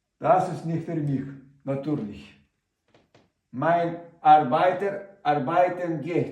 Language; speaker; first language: German; non-native, learner; Ukrainian